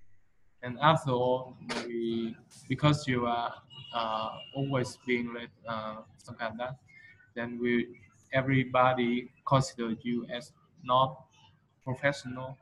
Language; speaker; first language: English; non-native, fluent; Vietnamese